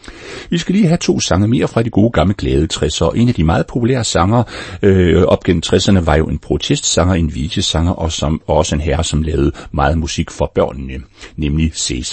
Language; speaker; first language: Danish; native; Danish